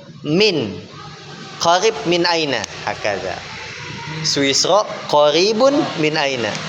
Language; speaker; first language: Arabic; non-native, fluent; Indonesian